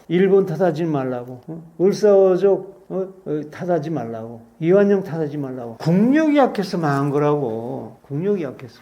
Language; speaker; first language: Korean; native; Korean